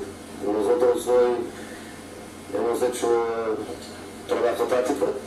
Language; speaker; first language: Spanish; non-native, fluent; Portuguese